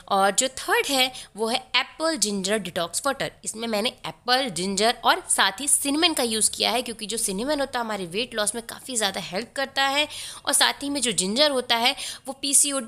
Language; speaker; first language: Hindi; native; Hindi